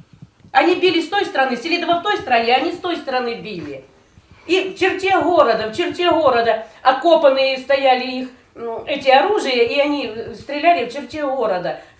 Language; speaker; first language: Russian; native; Russian